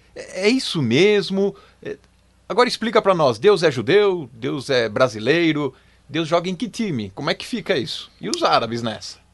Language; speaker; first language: Portuguese; native; Portuguese